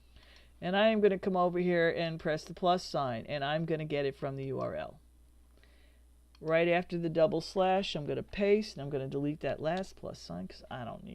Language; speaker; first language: English; native; English